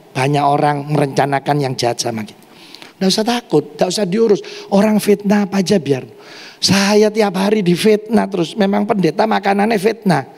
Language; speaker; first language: Indonesian; native; Indonesian